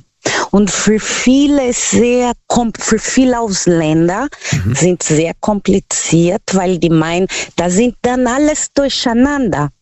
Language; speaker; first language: German; non-native, fluent; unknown